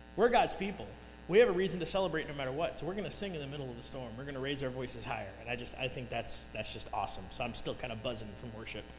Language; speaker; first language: English; native; English